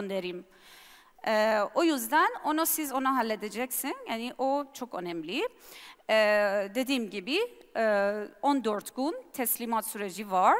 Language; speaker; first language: Turkish; non-native, learner; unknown